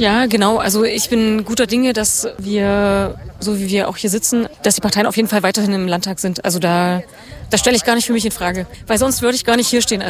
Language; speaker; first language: German; native; German